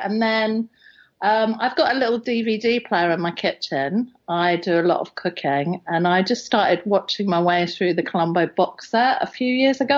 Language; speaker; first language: English; native; English